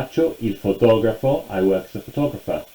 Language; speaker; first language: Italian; non-native, fluent; English